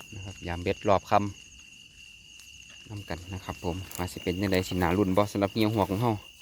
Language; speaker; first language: Thai; native; Thai